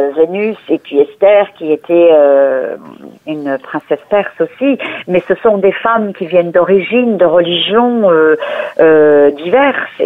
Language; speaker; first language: French; early bilingual, other home language; Persian